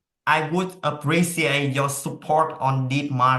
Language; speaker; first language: English; non-native, learner; Vietnamese